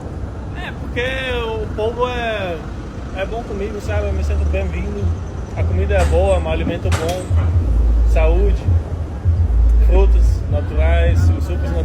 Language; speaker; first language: Portuguese; non-native, fluent; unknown